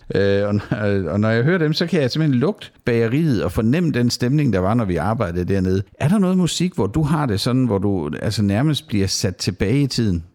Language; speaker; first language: Danish; native; Danish